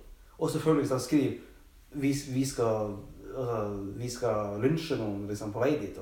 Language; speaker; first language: Norwegian; native; Norwegian